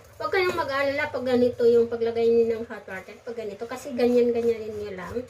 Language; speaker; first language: Filipino; native; Filipino